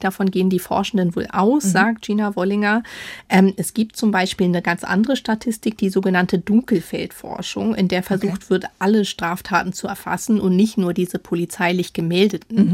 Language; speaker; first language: German; native; German